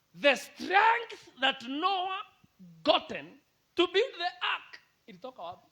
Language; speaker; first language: English; non-native, local second language; Swahili